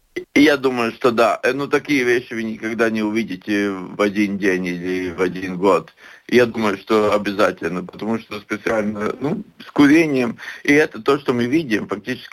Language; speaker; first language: Russian; non-native, local second language; Latvian